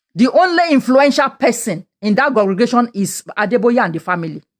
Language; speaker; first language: English; non-native, local second language; Yoruba